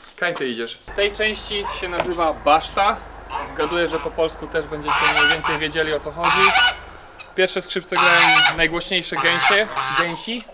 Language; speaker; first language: Polish; non-native, fluent; Serbian